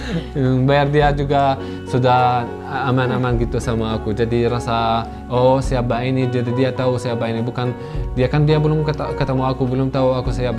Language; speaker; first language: Indonesian; non-native, fluent; Arabic